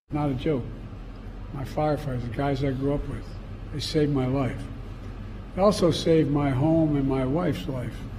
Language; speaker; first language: English; native; English